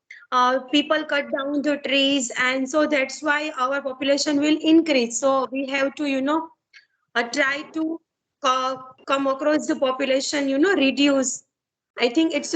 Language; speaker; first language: English; non-native, learner; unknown